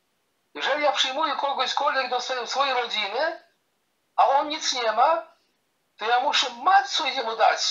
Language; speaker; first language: Polish; early bilingual, heritage; Polish